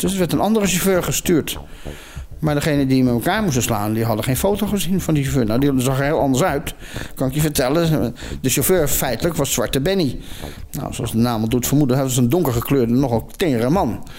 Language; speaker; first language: Dutch; native; Dutch